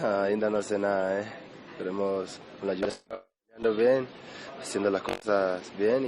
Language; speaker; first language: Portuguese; non-native, learner; Spanish